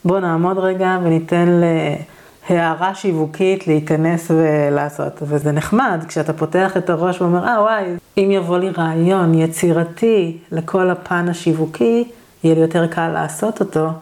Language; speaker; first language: Hebrew; native; Hebrew